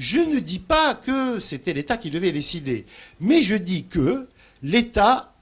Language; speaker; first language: French; native; French